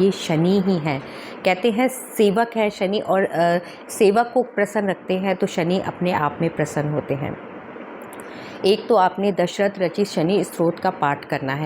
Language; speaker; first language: Hindi; native; Hindi